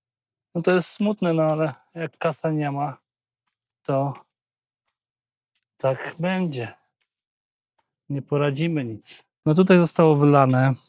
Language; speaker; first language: Polish; native; Polish